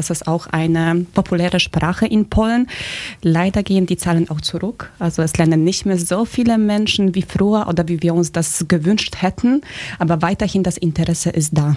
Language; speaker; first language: German; early bilingual, other home language; Polish